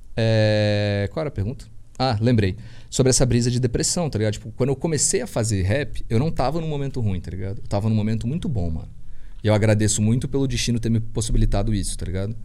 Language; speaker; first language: Portuguese; native; Portuguese